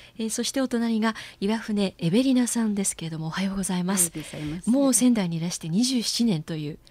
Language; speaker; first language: Japanese; native; Japanese